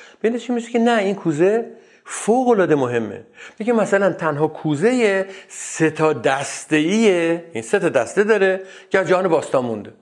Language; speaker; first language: Persian; native; Persian